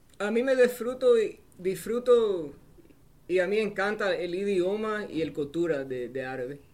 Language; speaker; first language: Spanish; early bilingual, heritage; Spanish